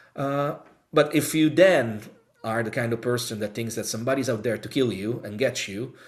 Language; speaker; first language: English; non-native, fluent; Italian